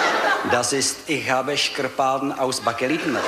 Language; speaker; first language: German; non-native, learner; Czech